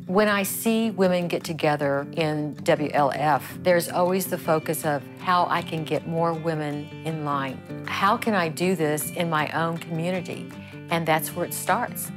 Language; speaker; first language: English; native; English